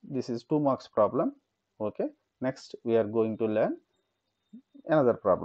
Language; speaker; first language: English; non-native, local second language; Telugu